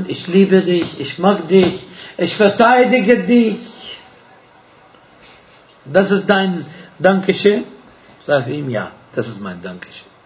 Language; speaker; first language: German; non-native, fluent; Arabic